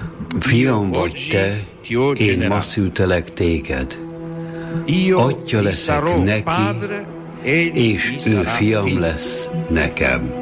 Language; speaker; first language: Hungarian; native; Hungarian